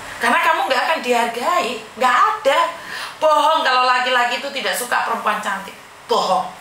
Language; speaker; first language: Indonesian; non-native, local second language; Javanese